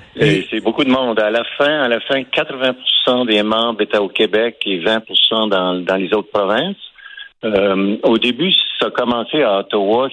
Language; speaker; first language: French; native; French